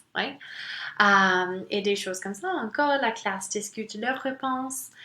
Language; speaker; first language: French; non-native, local second language; English